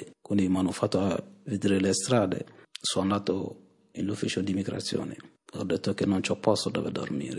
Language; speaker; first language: Italian; non-native, fluent; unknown